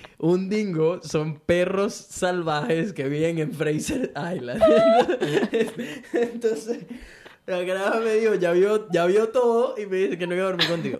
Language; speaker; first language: Spanish; native; Spanish